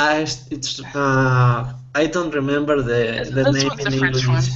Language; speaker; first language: English; non-native, fluent; Spanish